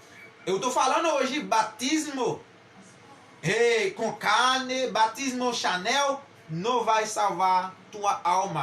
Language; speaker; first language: Portuguese; non-native, learner; Haitian Creole